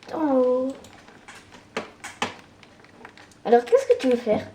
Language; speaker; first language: French; native; French